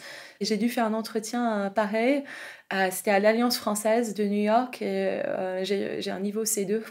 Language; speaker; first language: French; non-native, fluent; English